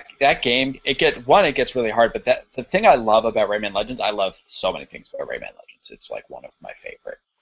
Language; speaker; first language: English; native; English